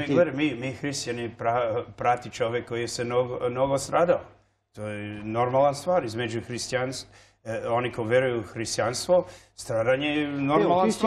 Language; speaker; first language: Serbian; early bilingual, heritage; English